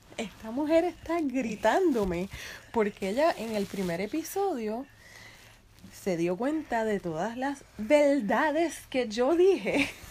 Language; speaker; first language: Spanish; native; Spanish